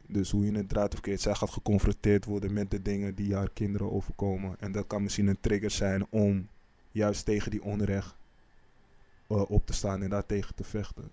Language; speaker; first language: Dutch; native; Dutch